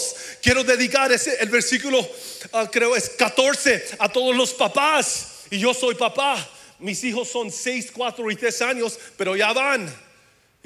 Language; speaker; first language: Spanish; early bilingual, heritage; English